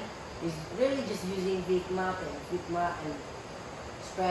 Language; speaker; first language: English; non-native, learner; Indonesian